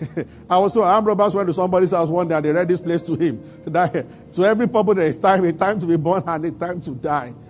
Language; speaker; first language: English; non-native, local second language; Yoruba